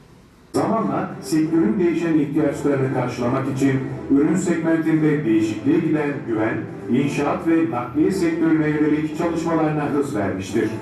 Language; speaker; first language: Turkish; native; Turkish